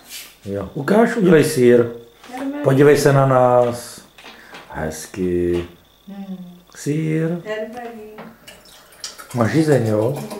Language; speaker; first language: Czech; native; Czech